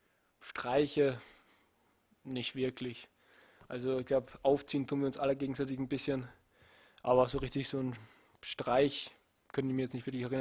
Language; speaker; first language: German; native; German